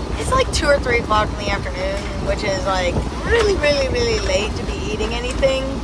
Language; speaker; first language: English; native; English